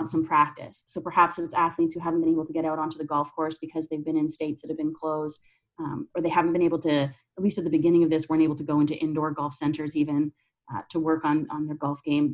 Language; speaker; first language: English; native; English